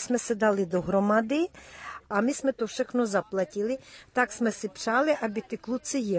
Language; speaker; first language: Czech; early bilingual, heritage; Czech